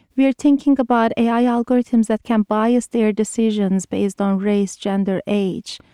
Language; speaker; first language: English; non-native, fluent; Turkish